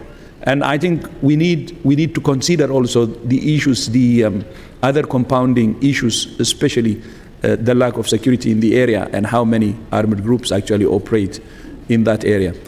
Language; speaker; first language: English; non-native, fluent; Tigrinya